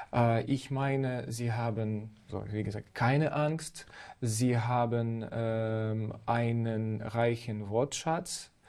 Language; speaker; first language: German; non-native, fluent; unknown